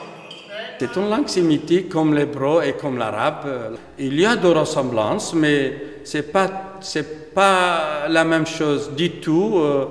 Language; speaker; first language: French; non-native, fluent; Aramaic